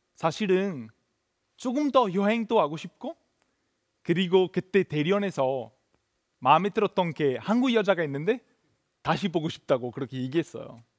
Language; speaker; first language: Korean; non-native, fluent; Italian